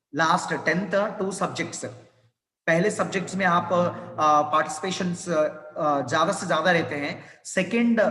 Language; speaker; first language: Hindi; non-native, local second language; Telugu